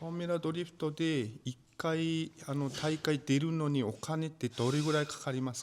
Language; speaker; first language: Japanese; non-native, fluent; Mongolian